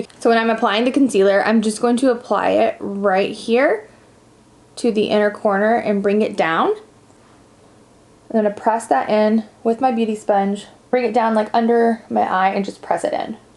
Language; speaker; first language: English; native; English